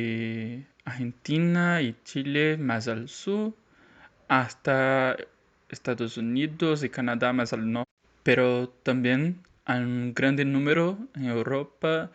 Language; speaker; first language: Spanish; non-native, learner; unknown